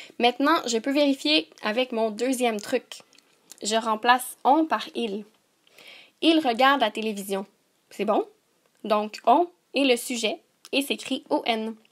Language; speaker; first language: French; native; French